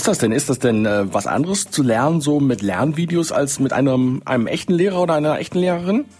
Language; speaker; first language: German; native; German